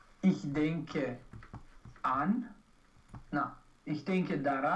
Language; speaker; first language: German; non-native, learner; Romanian